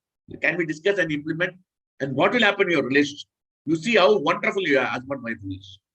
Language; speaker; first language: English; non-native, local second language; Hindi